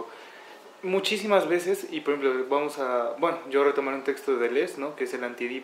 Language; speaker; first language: Spanish; native; Spanish